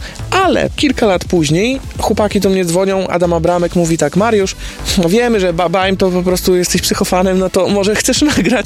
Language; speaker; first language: Polish; native; Polish